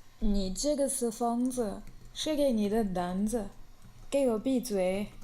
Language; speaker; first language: Chinese; non-native, learner; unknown